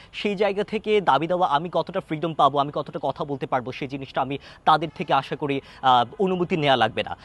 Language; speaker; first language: Bangla; non-native, local second language; Chakma